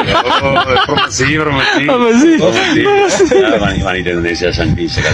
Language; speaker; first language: Indonesian; non-native, learner; Spanish